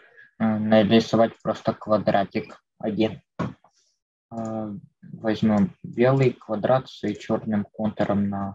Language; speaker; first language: Russian; native; Russian